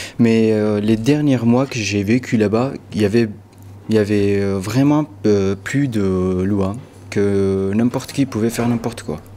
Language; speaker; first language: French; non-native, fluent; Arabic